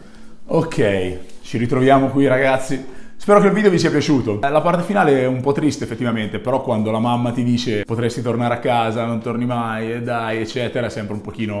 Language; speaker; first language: Italian; native; Italian